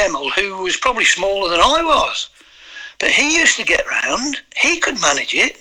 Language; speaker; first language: English; native; English